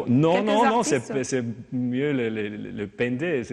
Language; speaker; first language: French; non-native, learner; German